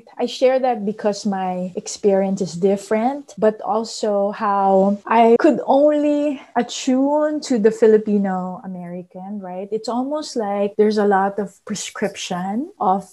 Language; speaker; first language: English; non-native, local second language; Filipino